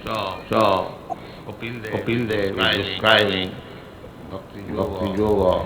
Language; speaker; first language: English; non-native, local second language; Bangla